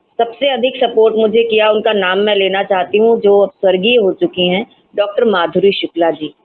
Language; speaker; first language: Hindi; non-native, local second language; Marathi